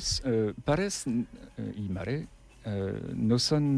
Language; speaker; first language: Catalan; non-native, learner; French